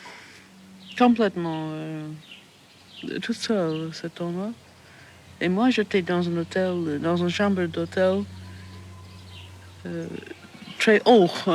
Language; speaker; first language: French; non-native, fluent; English